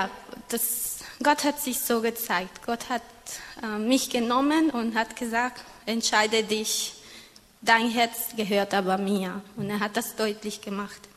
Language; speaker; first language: German; non-native, fluent; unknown